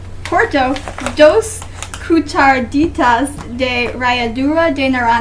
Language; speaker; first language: Spanish; non-native, learner; English